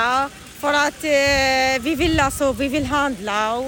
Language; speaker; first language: Swedish; non-native, fluent; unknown